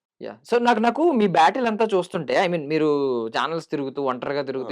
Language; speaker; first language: Telugu; native; Telugu